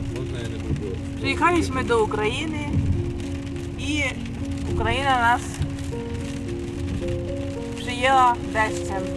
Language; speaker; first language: Polish; non-native, fluent; Ukrainian